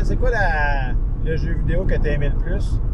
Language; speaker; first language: French; native; French